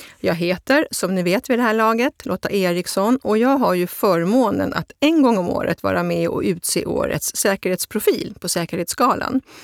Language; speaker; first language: Swedish; native; Swedish